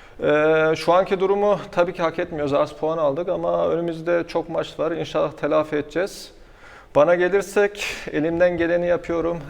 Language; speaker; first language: Turkish; early bilingual, heritage; Turkish